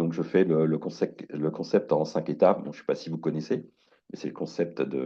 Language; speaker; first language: French; native; French